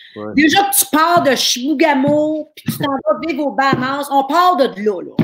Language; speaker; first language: French; native; French